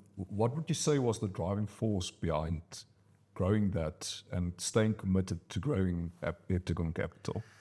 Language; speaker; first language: English; non-native, local second language; Afrikaans